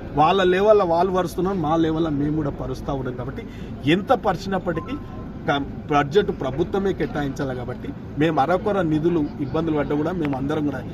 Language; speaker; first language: Telugu; native; Telugu